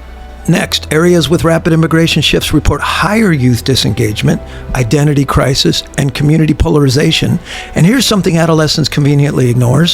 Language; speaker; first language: English; native; English